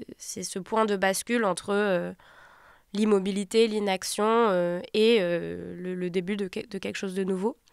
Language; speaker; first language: French; native; French